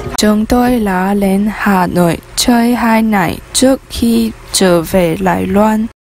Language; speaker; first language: Vietnamese; non-native, learner; Chinese